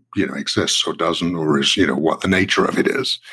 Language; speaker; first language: English; native; English